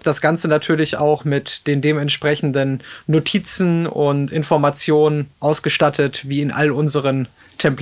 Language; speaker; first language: German; native; German